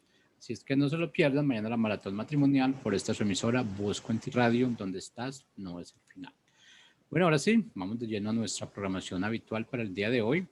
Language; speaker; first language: Spanish; native; Spanish